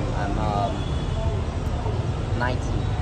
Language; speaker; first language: English; non-native, learner; Vietnamese